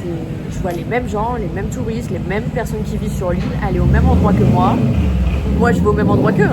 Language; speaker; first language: French; native; French